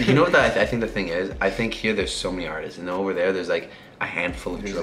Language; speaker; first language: English; native; English